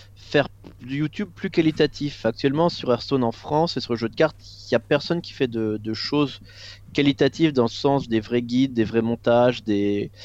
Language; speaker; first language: French; native; French